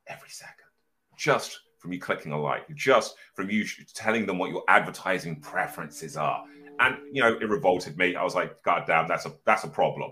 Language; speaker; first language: English; native; English